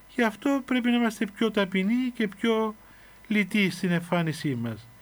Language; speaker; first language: Greek; native; Greek